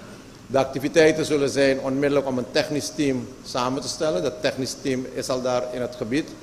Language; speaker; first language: Dutch; native; Dutch